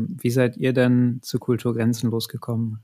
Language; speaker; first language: German; native; German